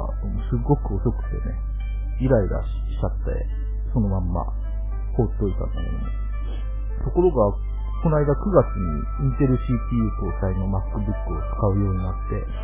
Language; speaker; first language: Japanese; native; Japanese